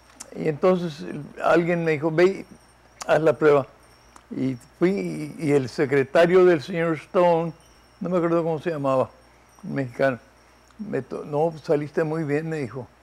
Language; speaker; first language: Spanish; early bilingual, heritage; Spanish